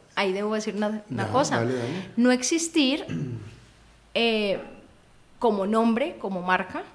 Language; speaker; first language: Spanish; native; Spanish